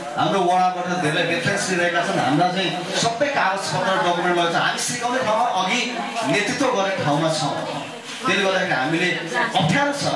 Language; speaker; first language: Nepali; non-native, local second language; Limbu